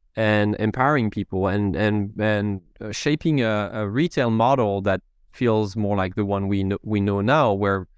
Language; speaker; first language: English; non-native, fluent; French